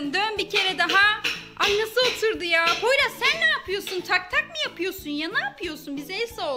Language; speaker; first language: Turkish; native; Turkish